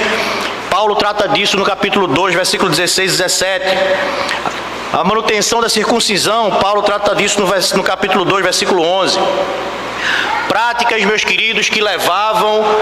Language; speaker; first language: Portuguese; native; Portuguese